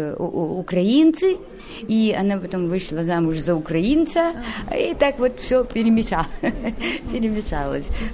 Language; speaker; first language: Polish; non-native, learner; Russian